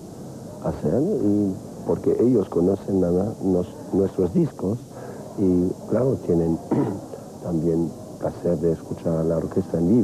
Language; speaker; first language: Spanish; non-native, fluent; French